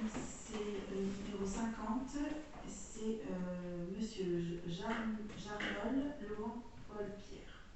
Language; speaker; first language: French; native; French